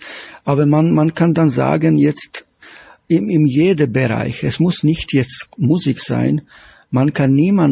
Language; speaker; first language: German; non-native, fluent; Slovak